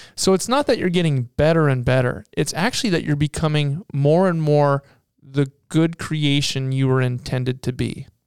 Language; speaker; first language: English; native; English